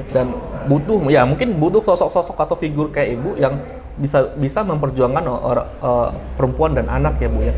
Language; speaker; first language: Indonesian; native; Indonesian